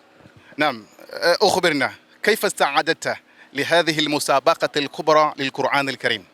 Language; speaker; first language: Arabic; non-native, learner; Swahili